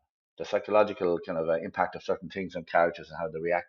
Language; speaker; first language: English; native; English